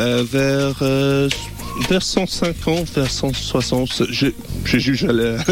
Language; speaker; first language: French; non-native, learner; English